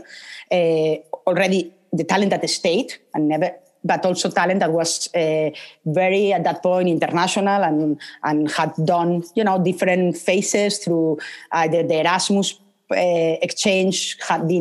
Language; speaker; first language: English; non-native, fluent; Spanish